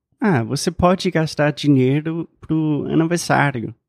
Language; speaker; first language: Portuguese; non-native, fluent; English